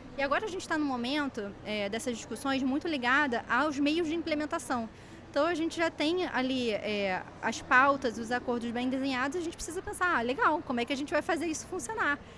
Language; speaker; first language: Portuguese; native; Portuguese